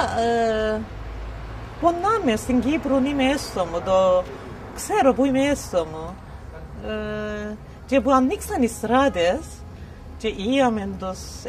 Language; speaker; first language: Greek; non-native, local second language; Turkish